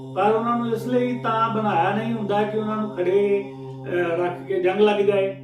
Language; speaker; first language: Hindi; non-native, local second language; Punjabi